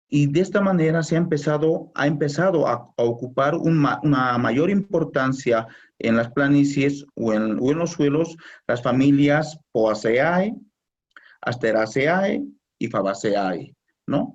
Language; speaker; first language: Spanish; native; Spanish